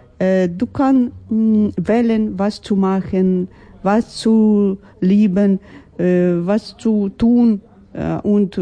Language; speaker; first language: German; non-native, learner; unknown